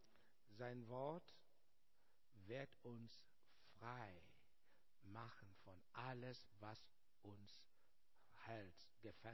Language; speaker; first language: German; non-native, learner; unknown